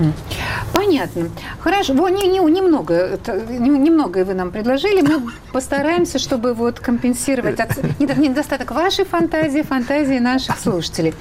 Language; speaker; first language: Russian; native; Russian